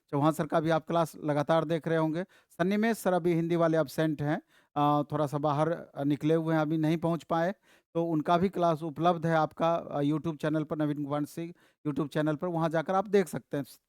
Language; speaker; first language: Hindi; native; Hindi